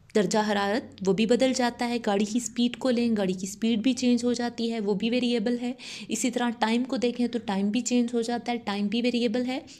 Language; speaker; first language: Urdu; non-native, local second language; Punjabi